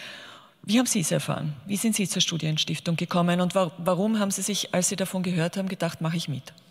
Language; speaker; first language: German; native; German